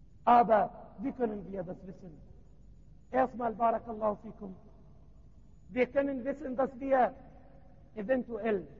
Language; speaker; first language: German; non-native, learner; Arabic